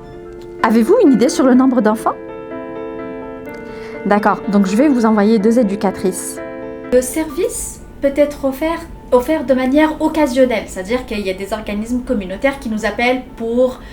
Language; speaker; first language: French; native; French